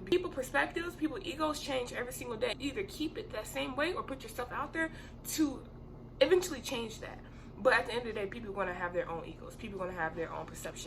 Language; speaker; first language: English; native; English